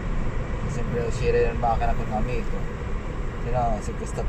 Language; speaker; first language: Italian; non-native, learner; Filipino